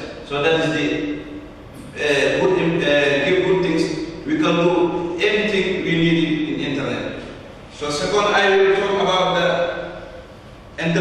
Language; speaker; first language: English; non-native, learner; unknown